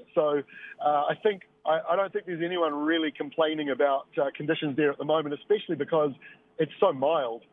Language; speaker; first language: English; native; English